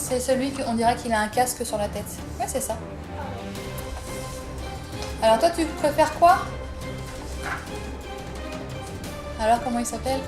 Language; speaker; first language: French; native; French